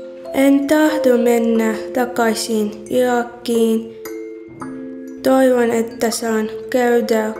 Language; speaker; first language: Finnish; non-native, learner; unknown